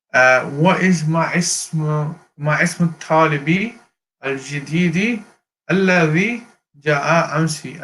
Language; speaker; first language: Arabic; non-native, learner; English